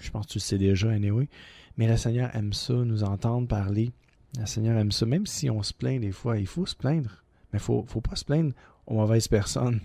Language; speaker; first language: French; native; French